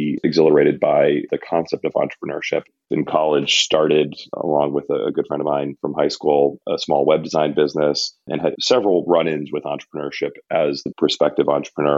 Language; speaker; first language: English; native; English